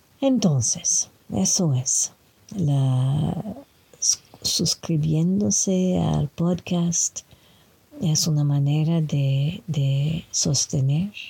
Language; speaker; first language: Spanish; non-native, fluent; French